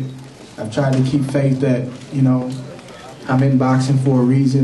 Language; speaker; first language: English; native; English